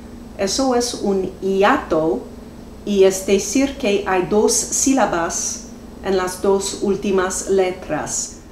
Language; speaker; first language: Spanish; non-native, fluent; English